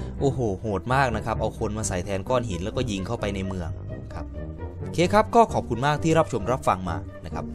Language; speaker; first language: Thai; native; Thai